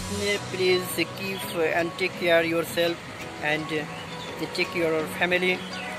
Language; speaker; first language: English; non-native, learner; Bangla